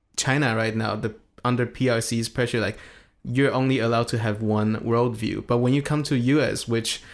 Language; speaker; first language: English; non-native, fluent; Chinese